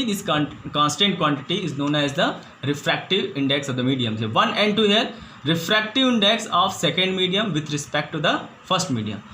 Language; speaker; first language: English; non-native, local second language; Hindi